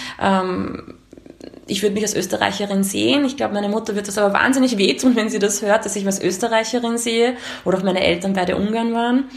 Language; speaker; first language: German; early bilingual, other home language; Hungarian